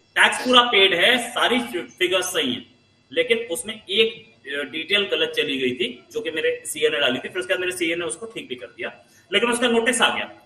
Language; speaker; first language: Hindi; native; Hindi